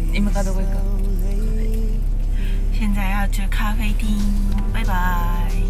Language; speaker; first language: Chinese; early bilingual, heritage; Chinese